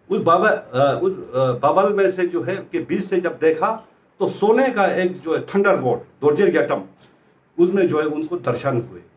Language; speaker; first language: Hindi; native; Hindi